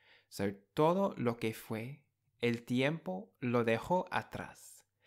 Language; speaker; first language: Spanish; non-native, fluent; English